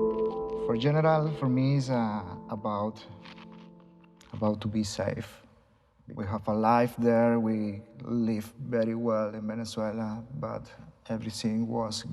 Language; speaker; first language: English; non-native, learner; Spanish